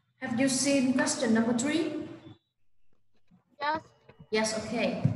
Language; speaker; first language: English; non-native, fluent; Vietnamese